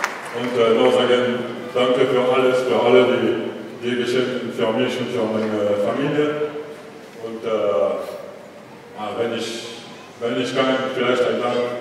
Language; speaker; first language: German; non-native, learner; French